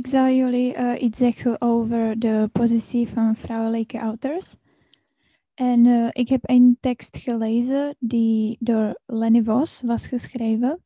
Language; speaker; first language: Dutch; non-native, learner; Czech